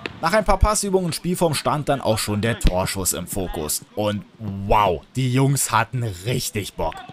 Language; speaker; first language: German; native; German